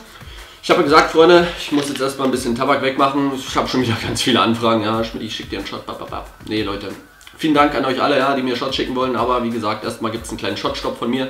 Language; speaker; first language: German; native; German